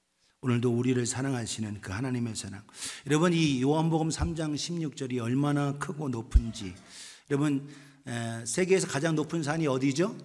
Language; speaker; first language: Korean; native; Korean